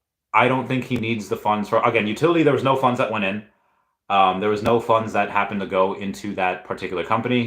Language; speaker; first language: English; native; English